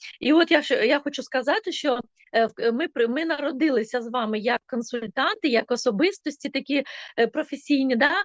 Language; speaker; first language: Ukrainian; non-native, local second language; Russian